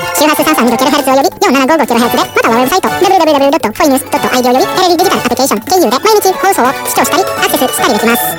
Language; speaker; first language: Japanese; non-native, fluent; Indonesian